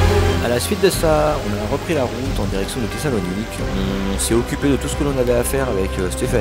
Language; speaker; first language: French; native; French